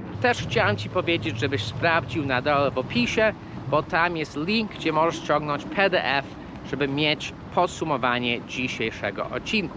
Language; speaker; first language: Polish; non-native, fluent; English